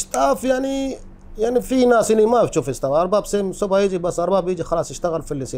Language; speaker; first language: Arabic; non-native, learner; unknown